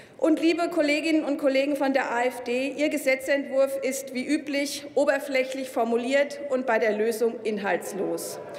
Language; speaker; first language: German; native; German